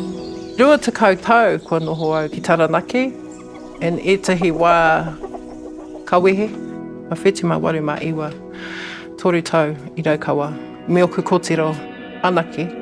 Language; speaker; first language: Māori; non-native, local second language; English